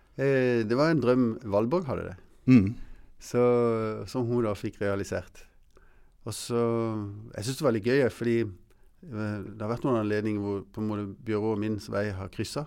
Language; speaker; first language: Norwegian; early bilingual, other home language; English